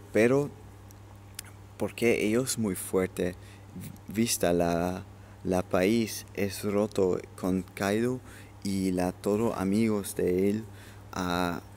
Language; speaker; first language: Spanish; non-native, learner; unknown